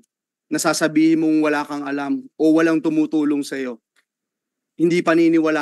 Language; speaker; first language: Filipino; native; Filipino